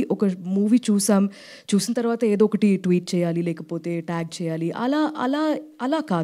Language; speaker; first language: Telugu; non-native, fluent; Malayalam